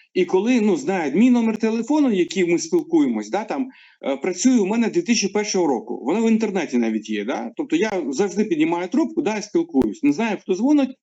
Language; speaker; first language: Ukrainian; non-native, local second language; Russian